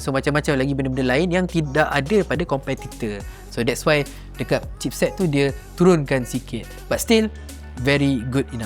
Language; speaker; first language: Malay; native; Malay